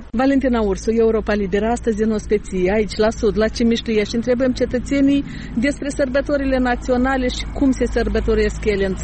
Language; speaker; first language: Romanian; native; Romanian